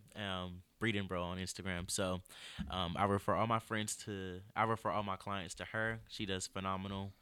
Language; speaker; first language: English; native; English